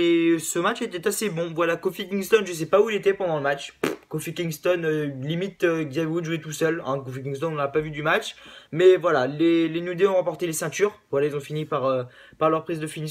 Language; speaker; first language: French; native; French